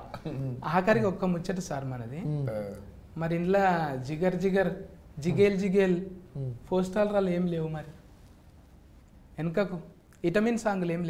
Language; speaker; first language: Telugu; native; Telugu